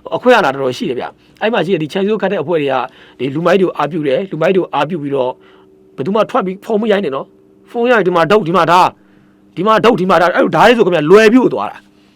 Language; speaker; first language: Burmese; native; Burmese